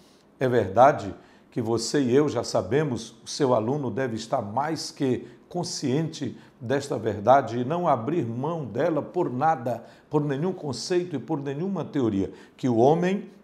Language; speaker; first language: Portuguese; native; Portuguese